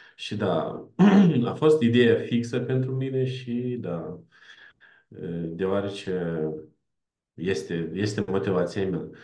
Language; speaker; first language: Romanian; non-native, learner; Ukrainian